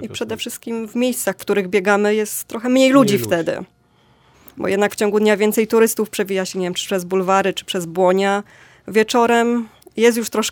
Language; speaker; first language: Polish; native; Polish